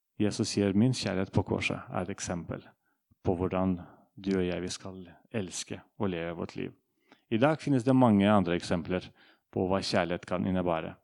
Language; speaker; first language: Norwegian; non-native, fluent; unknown